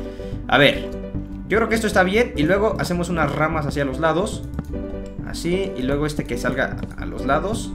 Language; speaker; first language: Spanish; native; Spanish